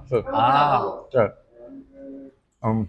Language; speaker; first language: Chinese; non-native, fluent; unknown